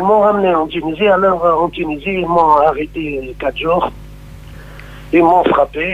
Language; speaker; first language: French; non-native, local second language; Arabic